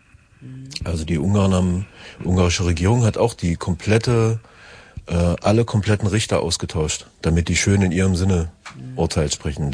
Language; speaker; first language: German; native; German